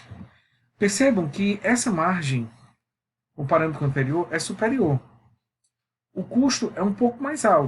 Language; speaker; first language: Portuguese; native; Portuguese